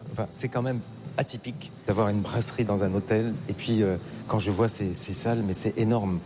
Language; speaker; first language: French; native; French